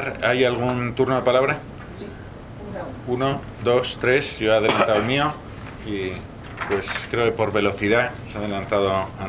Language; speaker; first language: Spanish; native; Spanish